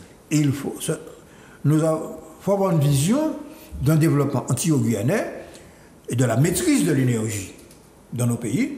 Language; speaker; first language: French; native; French